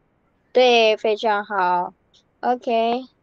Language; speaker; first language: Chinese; non-native, fluent; Indonesian